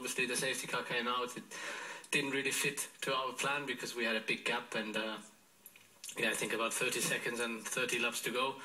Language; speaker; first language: English; non-native, fluent; German